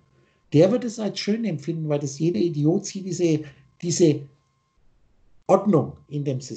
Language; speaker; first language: German; native; German